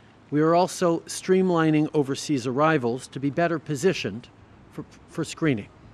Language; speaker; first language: English; native; English